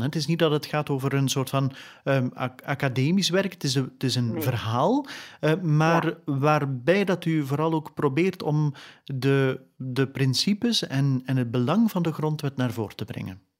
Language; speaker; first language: Dutch; native; Dutch